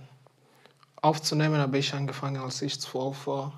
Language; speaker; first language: German; non-native, fluent; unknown